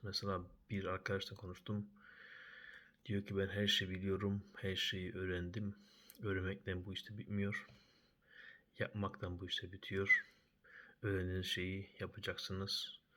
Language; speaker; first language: Turkish; early bilingual, heritage; Turkish